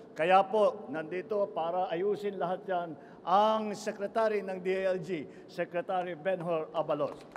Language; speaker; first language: Filipino; native; Filipino